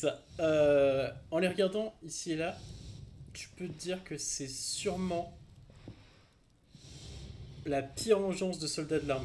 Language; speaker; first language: French; native; French